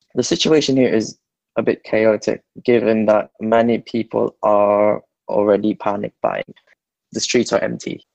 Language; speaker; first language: English; non-native, local second language; Filipino